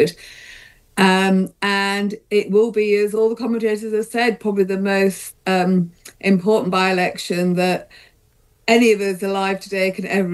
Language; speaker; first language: English; native; English